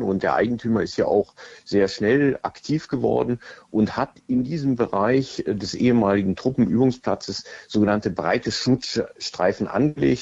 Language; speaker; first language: German; native; German